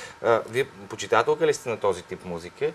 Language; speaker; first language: Bulgarian; native; Bulgarian